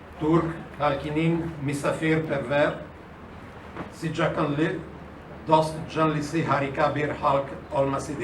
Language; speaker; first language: Turkish; non-native, fluent; Italian